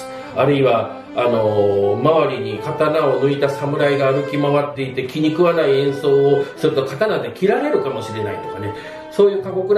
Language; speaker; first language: Japanese; native; Japanese